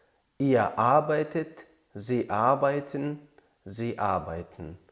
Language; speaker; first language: German; non-native, fluent; Tajik